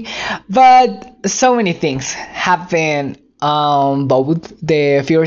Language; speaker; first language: English; non-native, fluent; Spanish